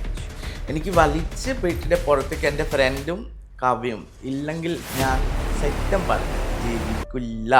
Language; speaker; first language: Malayalam; non-native, learner; Assamese